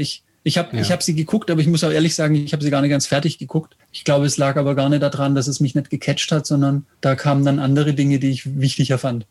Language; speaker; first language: German; native; German